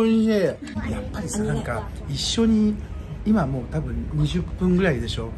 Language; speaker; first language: Japanese; native; Japanese